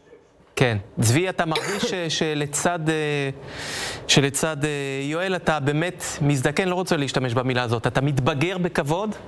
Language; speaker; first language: Hebrew; native; Hebrew